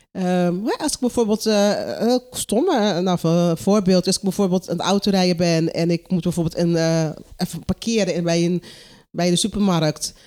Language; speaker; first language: Dutch; non-native, local second language; Papiamento